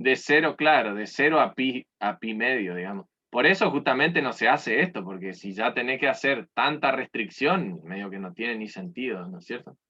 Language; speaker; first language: Spanish; native; Spanish